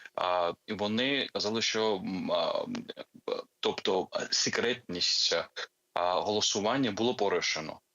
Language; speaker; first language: Ukrainian; non-native, fluent; Georgian